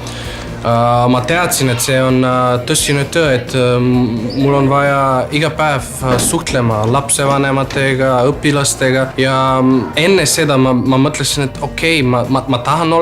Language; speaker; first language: Estonian; non-native, fluent; Macedonian